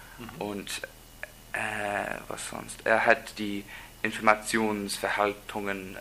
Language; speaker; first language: German; non-native, learner; English